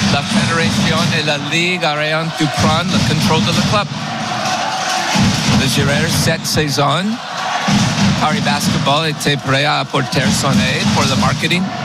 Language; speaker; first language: French; non-native, learner; English